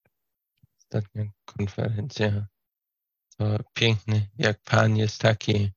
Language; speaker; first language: Polish; non-native, fluent; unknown